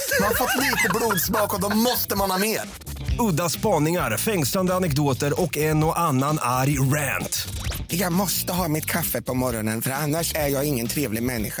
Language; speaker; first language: Swedish; native; Swedish